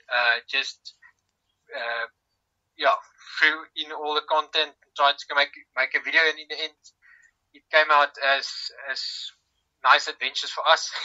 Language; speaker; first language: English; non-native, local second language; Afrikaans